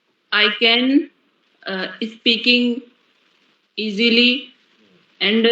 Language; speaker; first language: English; non-native, learner; Hindi